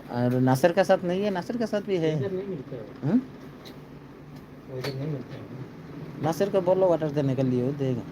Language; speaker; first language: Hindi; non-native, learner; Bangla